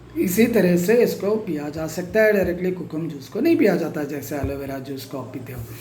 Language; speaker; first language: Hindi; non-native, local second language; Marathi